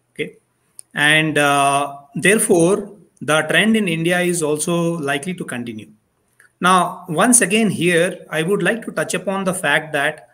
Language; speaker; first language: English; non-native, local second language; Odia